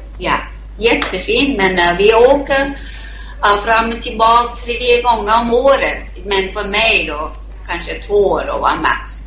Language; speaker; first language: Swedish; non-native, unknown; Thai